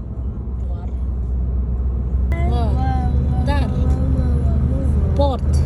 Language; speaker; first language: Dutch; non-native, learner; Filipino